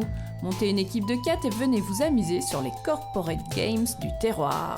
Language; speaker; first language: French; native; French